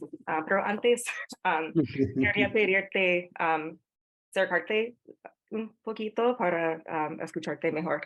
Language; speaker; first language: Spanish; non-native, fluent; English